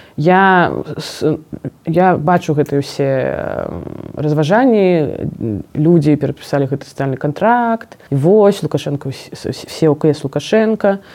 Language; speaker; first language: Belarusian; non-native, local second language; Russian